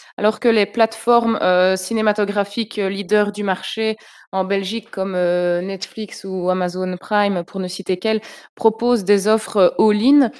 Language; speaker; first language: French; native; French